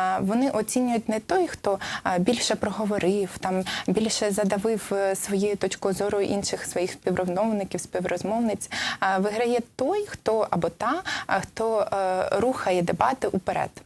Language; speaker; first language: Ukrainian; native; Ukrainian